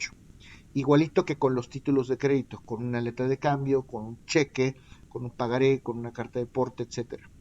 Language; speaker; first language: Spanish; native; Spanish